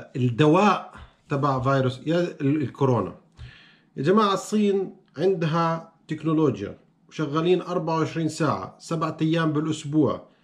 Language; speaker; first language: Arabic; native; Arabic